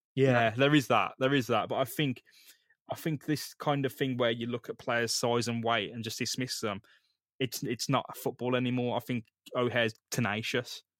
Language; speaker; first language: English; native; English